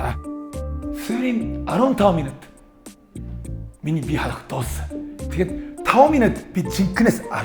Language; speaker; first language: Mongolian; non-native, learner; Korean